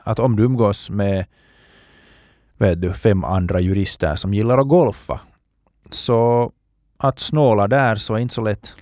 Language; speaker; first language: Swedish; native; Swedish